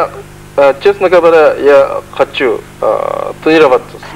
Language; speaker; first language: Russian; non-native, learner; Japanese